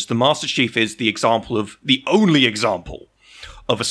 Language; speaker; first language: English; native; English